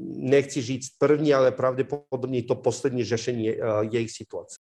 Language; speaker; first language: Czech; non-native, fluent; Serbian